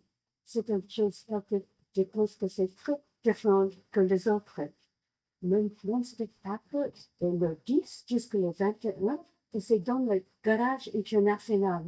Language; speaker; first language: French; non-native, learner; English